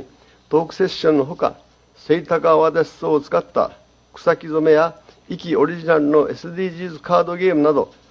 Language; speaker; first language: Japanese; native; Japanese